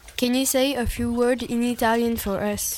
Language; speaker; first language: English; non-native, learner; French